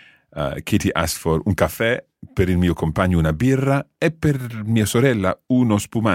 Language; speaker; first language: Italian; non-native, fluent; English